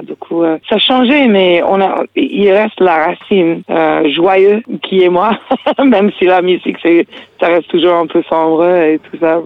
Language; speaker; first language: French; non-native, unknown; English